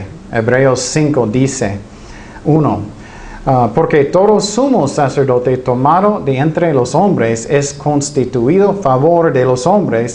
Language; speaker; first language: Spanish; non-native, fluent; English